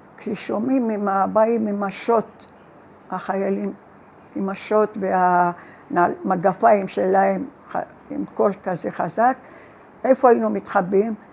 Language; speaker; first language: Hebrew; non-native, fluent; Arabic